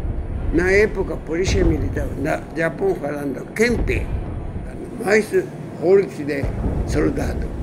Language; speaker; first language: Portuguese; non-native, learner; Japanese